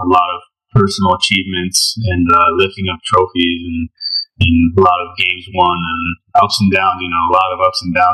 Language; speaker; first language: English; early bilingual, other home language; Spanish